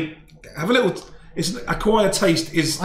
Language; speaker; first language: English; native; English